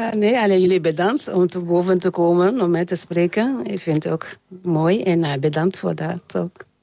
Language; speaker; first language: Dutch; non-native, learner; French